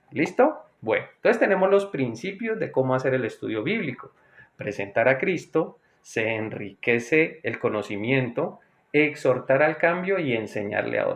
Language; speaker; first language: Spanish; native; Spanish